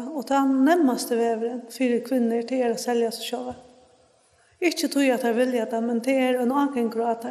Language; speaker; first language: Swedish; non-native, learner; Faroese